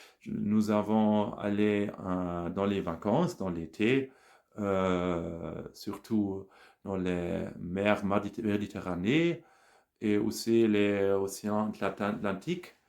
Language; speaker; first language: French; non-native, learner; German